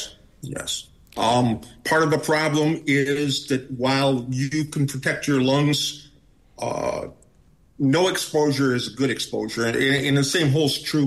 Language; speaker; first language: English; native; English